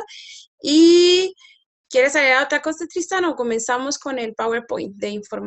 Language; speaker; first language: Spanish; native; Spanish